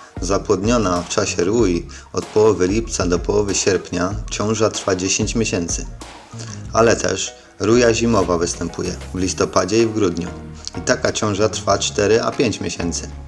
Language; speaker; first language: Polish; native; Polish